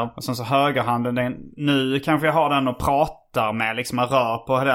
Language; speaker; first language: Swedish; native; Swedish